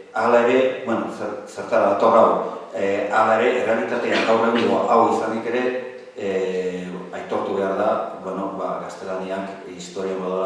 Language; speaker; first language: Basque; native; Basque